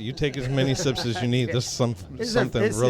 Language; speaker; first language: English; native; English